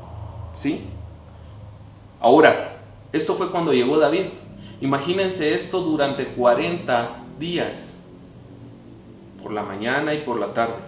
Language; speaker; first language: Spanish; native; Spanish